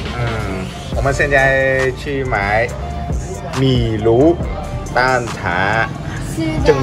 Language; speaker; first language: Chinese; non-native, learner; Vietnamese